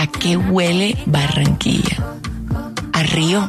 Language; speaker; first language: Spanish; native; Spanish